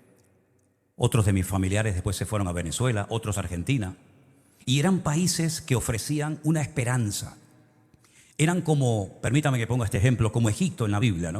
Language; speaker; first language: Spanish; native; Spanish